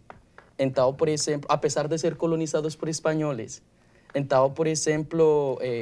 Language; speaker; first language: Portuguese; non-native, learner; Spanish